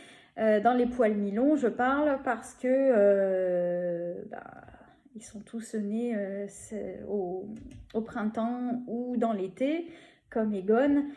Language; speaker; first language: French; native; French